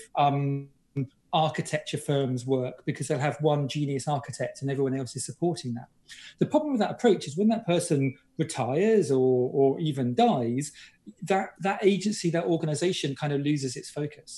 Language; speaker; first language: English; native; English